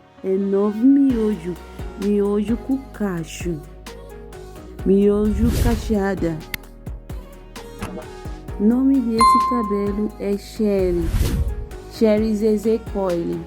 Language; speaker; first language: Portuguese; non-native, learner; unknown